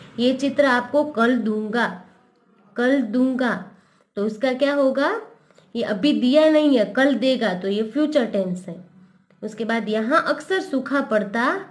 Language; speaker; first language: Hindi; non-native, local second language; Gujarati